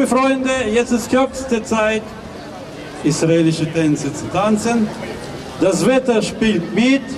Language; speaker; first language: German; non-native, fluent; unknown